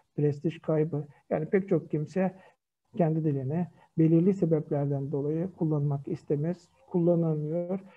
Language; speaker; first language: Turkish; non-native, fluent; Kyrgyz